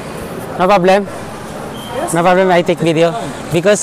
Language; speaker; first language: English; non-native, learner; Filipino